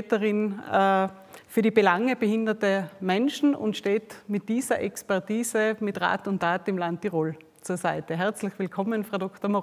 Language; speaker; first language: German; native; German